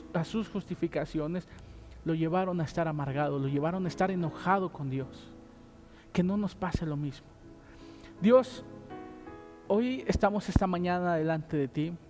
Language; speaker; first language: Spanish; native; Spanish